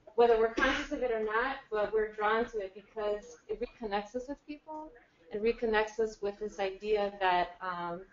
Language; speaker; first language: English; native; English